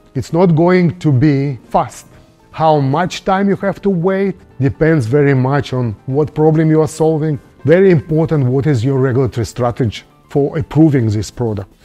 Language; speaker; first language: English; non-native, fluent; Russian